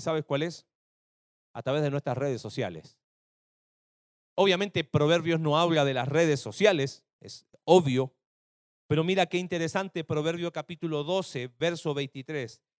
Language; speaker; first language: Spanish; native; Spanish